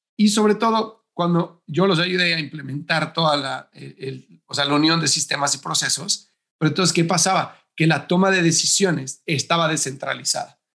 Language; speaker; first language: Spanish; native; Spanish